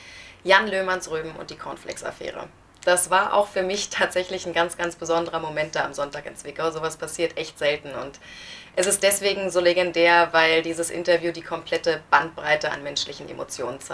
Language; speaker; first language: German; native; German